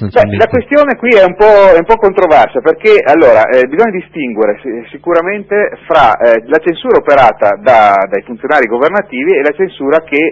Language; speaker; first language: Italian; native; Italian